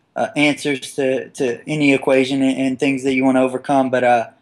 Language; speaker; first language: English; native; English